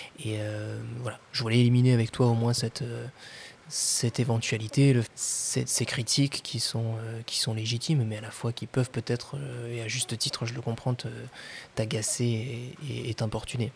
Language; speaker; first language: French; native; French